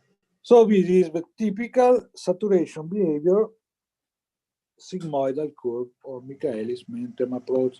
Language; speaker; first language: English; non-native, fluent; Italian